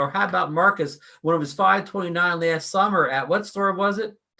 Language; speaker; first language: English; native; English